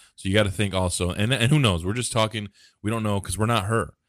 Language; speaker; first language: English; early bilingual, other home language; Japanese